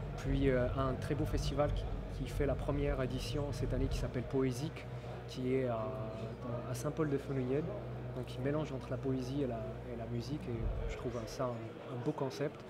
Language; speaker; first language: French; non-native, local second language; Arabic